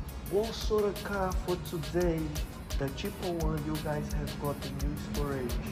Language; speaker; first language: English; non-native, learner; Portuguese